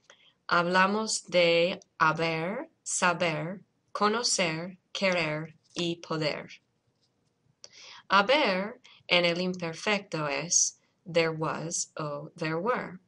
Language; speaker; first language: Spanish; non-native, fluent; English